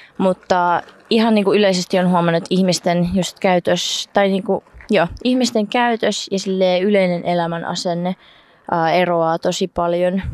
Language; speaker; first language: Finnish; early bilingual, heritage; Finnish